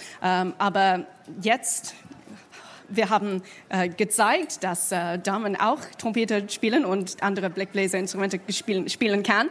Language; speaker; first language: German; non-native, learner; English